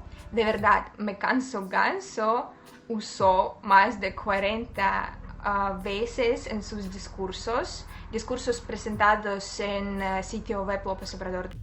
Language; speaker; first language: Spanish; non-native, fluent; Russian